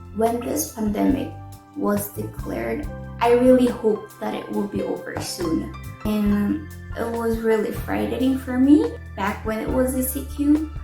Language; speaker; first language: English; non-native, fluent; Korean